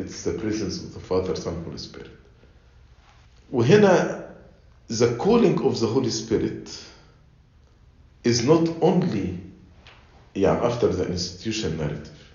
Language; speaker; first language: English; non-native, fluent; Arabic